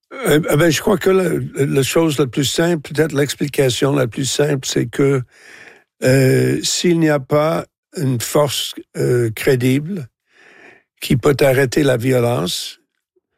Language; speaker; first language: French; non-native, local second language; English